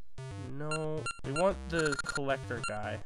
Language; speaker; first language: English; native; English